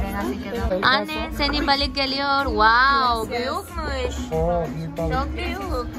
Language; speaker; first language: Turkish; non-native, learner; Spanish